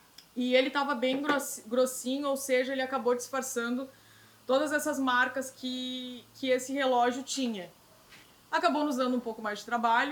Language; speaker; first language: Portuguese; native; Portuguese